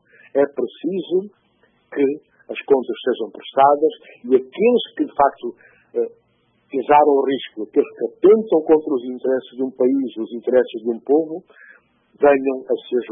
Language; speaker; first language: Portuguese; non-native, local second language; Upper Guinea Crioulo